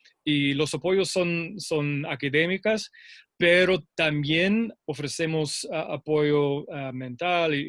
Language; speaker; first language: Spanish; non-native, fluent; English